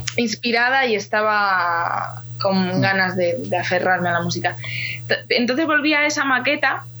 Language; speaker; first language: Spanish; early bilingual, other home language; Ukrainian